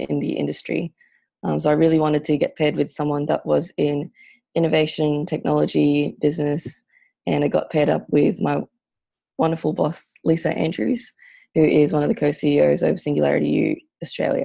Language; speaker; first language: English; non-native, local second language; Filipino